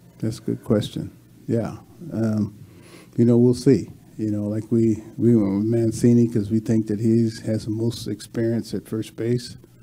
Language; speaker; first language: English; native; English